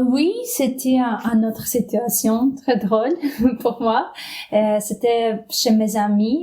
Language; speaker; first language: French; non-native, fluent; Ukrainian